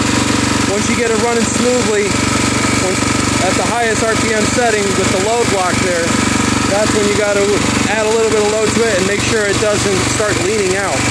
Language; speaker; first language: English; native; English